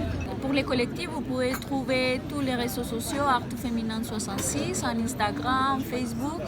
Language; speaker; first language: French; non-native, fluent; Spanish